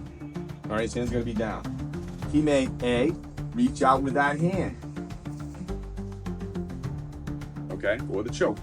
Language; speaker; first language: English; native; English